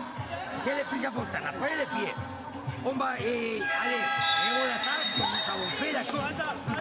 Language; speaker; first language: French; non-native, learner; Spanish